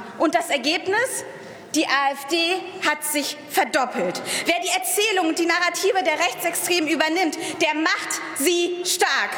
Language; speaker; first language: German; early bilingual, other home language; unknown